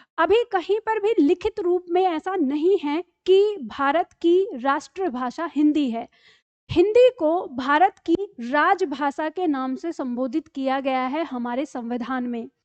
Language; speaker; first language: Hindi; native; Hindi